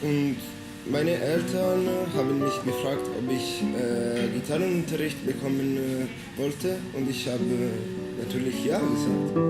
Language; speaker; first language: German; non-native, fluent; Italian